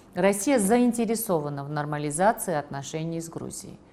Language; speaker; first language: Russian; non-native, local second language; Georgian